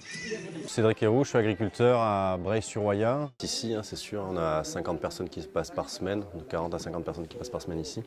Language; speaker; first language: French; native; French